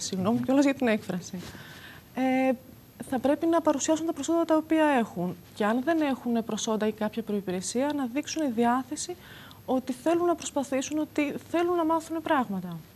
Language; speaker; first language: Greek; native; Greek